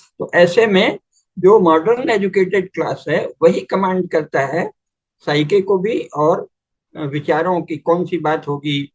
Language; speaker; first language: Hindi; native; Hindi